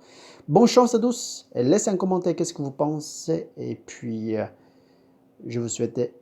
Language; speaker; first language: French; non-native, fluent; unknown